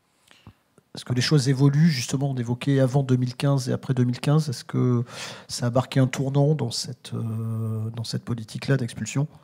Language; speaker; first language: French; native; French